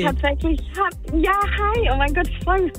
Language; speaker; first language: German; native; German